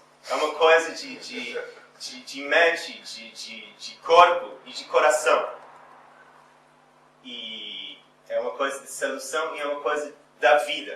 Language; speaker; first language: Portuguese; non-native, fluent; English